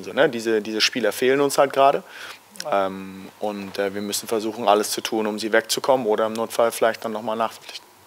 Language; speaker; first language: German; native; German